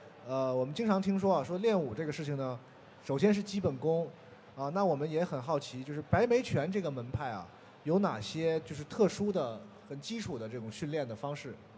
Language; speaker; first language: Chinese; native; Chinese